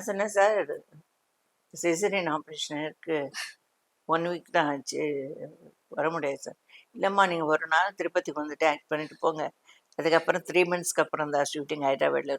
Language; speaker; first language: Tamil; non-native, local second language; Telugu